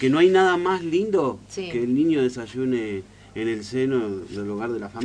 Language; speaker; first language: Spanish; native; Spanish